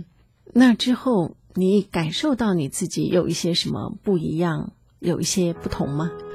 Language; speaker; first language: Chinese; native; Chinese